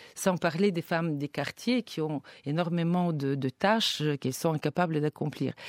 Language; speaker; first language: French; non-native, fluent; Bulgarian